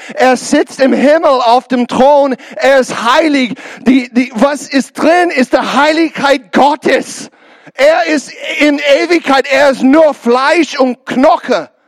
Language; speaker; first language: German; non-native, learner; English